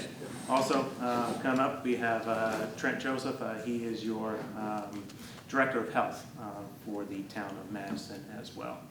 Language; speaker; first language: English; native; English